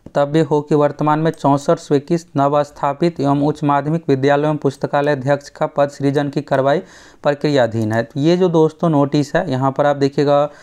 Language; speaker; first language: Hindi; native; Hindi